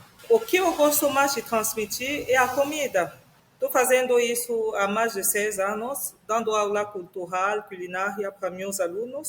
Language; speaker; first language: Portuguese; non-native, fluent; French